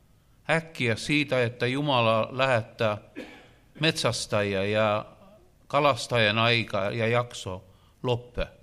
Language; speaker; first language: Finnish; non-native, learner; Russian